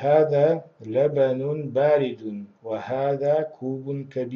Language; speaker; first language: Arabic; non-native, fluent; Russian